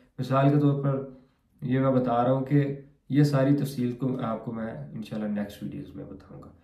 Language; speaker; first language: Urdu; non-native, local second language; Punjabi